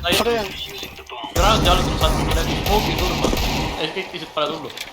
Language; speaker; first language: Estonian; native; Estonian